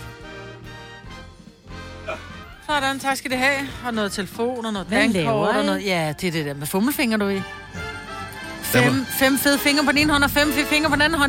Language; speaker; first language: Danish; native; Danish